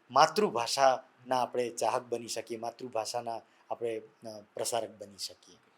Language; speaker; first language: Gujarati; non-native, local second language; Vasavi